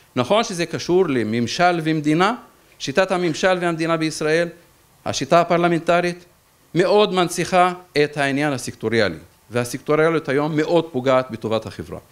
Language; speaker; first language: Hebrew; native; Hebrew